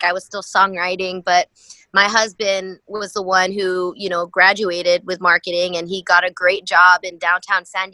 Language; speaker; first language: English; native; English